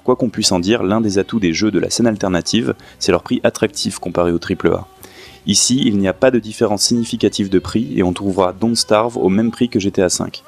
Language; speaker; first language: French; native; French